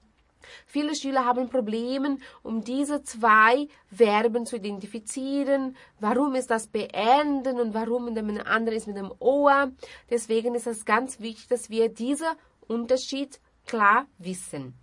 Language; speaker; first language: German; non-native, fluent; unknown